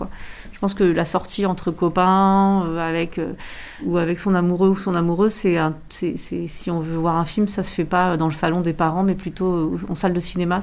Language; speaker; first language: French; native; French